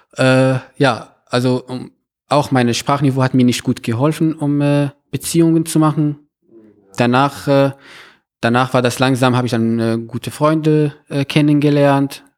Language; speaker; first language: German; non-native, fluent; Arabic